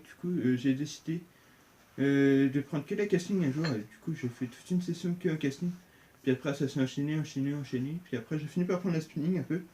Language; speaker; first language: French; native; French